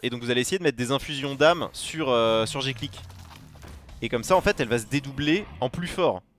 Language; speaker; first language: French; native; French